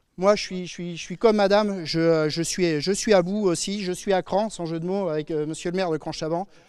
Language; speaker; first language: French; native; French